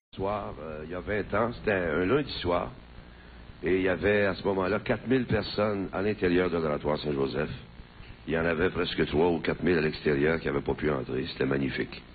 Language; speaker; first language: French; native; French